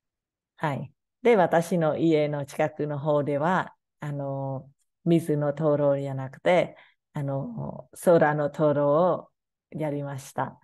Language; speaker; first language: Japanese; non-native, learner; Khmer